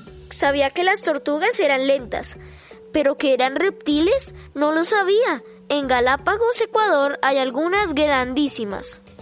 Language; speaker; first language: Spanish; native; Spanish